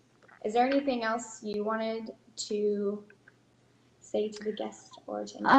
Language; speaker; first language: English; native; English